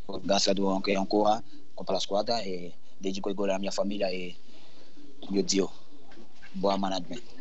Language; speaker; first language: Italian; non-native, learner; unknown